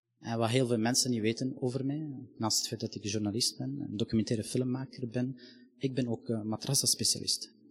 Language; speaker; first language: Dutch; non-native, fluent; Arabic